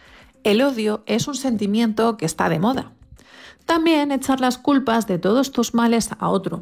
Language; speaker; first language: Spanish; native; Spanish